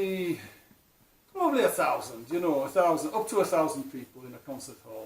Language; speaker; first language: English; non-native, fluent; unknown